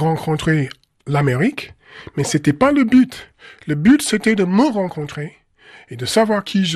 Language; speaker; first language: French; non-native, fluent; English